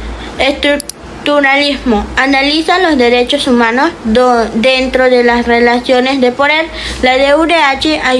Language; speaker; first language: Spanish; native; Spanish